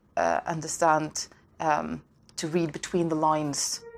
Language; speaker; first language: English; non-native, fluent; Norwegian